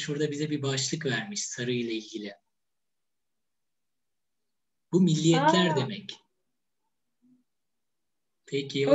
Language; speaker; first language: Turkish; native; Turkish